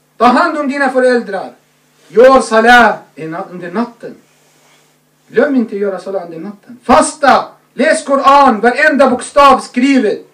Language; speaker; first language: Swedish; non-native, fluent; Arabic